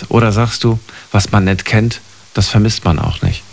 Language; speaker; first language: German; native; German